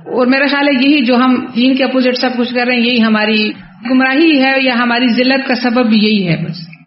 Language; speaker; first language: Urdu; native; Urdu